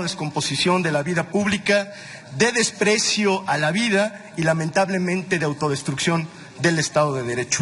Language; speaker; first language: Spanish; native; Spanish